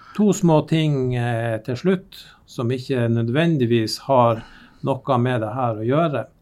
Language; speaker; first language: Norwegian; native; Norwegian